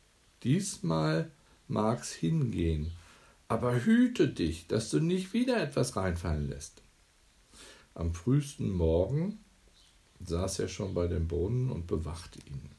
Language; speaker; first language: German; native; German